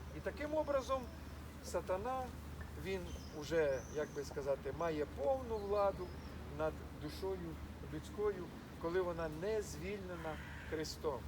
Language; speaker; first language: Ukrainian; native; Ukrainian